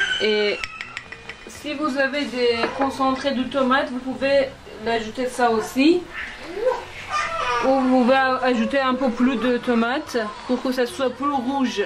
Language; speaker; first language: French; non-native, fluent; Persian